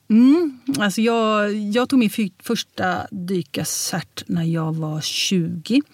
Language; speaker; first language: Swedish; early bilingual, heritage; Swedish